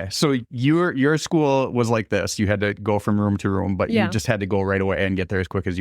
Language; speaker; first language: English; native; English